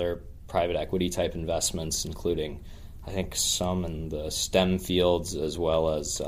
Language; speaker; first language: English; native; English